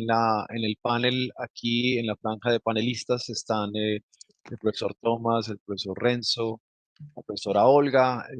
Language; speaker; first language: Spanish; native; Spanish